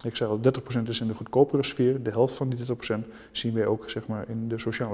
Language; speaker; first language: Dutch; native; Dutch